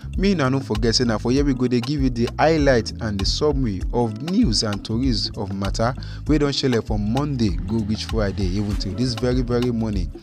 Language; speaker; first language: Nigerian Pidgin; non-native, local second language; Yoruba